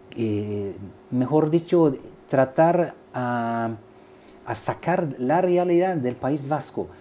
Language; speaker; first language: Spanish; non-native, fluent; Swedish